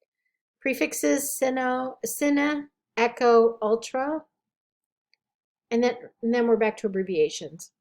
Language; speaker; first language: English; native; English